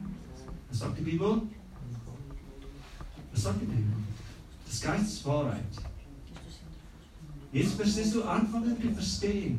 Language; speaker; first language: German; non-native, learner; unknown